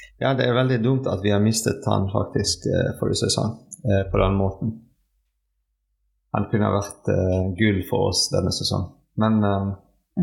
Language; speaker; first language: Norwegian; non-native, fluent; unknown